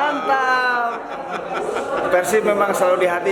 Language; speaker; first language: Indonesian; native; Indonesian